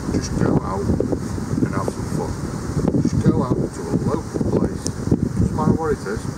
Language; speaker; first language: English; native; English